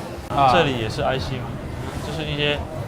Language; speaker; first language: Chinese; native; Chinese